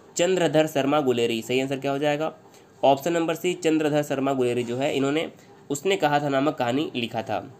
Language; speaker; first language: Hindi; native; Hindi